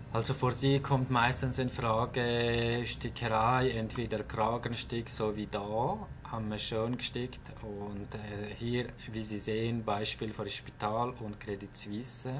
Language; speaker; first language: German; non-native, fluent; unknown